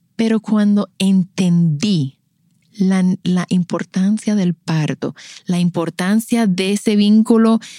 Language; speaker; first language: Spanish; native; Spanish